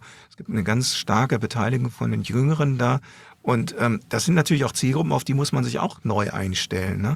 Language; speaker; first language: German; native; German